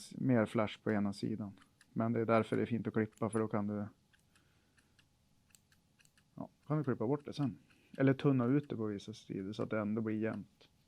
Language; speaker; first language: Swedish; native; Swedish